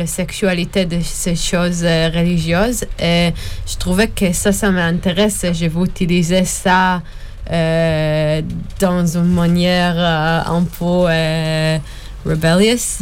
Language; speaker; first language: French; non-native, learner; Hebrew